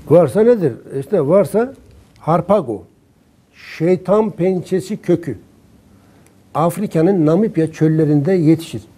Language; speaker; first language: Turkish; native; Turkish